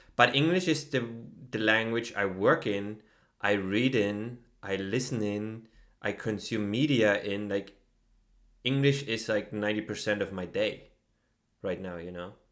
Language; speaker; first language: English; non-native, fluent; German